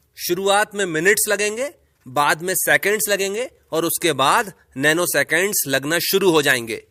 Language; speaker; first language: Hindi; native; Hindi